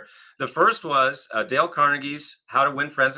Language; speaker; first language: English; native; English